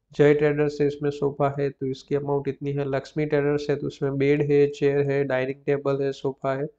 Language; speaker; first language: Hindi; non-native, local second language; Gujarati